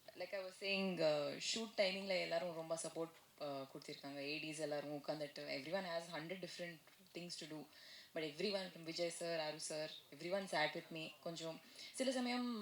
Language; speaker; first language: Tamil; non-native, learner; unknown